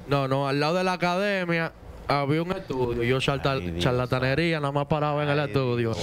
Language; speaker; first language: Spanish; native; Spanish